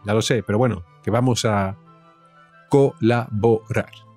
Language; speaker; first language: Spanish; native; Spanish